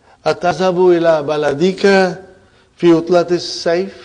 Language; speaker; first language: Arabic; non-native, fluent; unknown